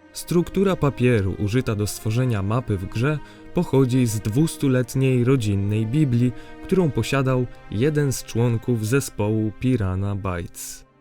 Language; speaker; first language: Polish; native; Polish